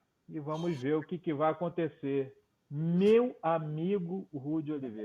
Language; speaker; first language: Portuguese; native; Portuguese